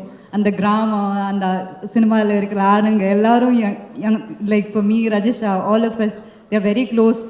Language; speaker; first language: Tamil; non-native, learner; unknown